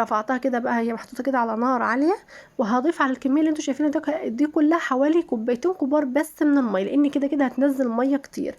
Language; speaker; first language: Arabic; native; Arabic